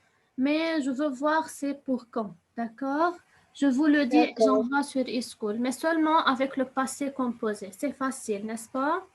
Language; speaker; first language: French; non-native, fluent; Arabic